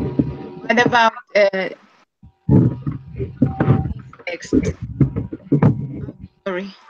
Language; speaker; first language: English; non-native, fluent; Spanish